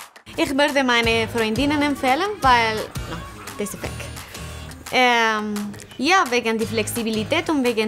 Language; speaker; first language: German; non-native, learner; Spanish